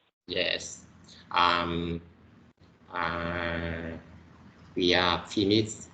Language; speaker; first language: English; non-native, learner; Vietnamese